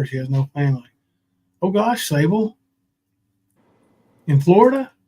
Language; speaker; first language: English; native; English